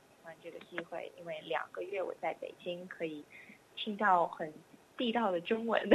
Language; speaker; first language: Chinese; non-native, fluent; English